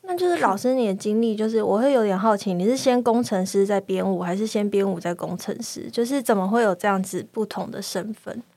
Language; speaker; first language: Chinese; native; Chinese